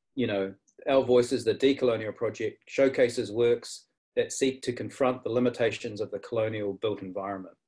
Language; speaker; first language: English; native; English